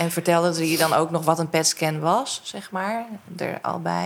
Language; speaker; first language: Dutch; native; Dutch